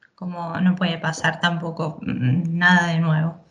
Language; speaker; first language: Spanish; native; Spanish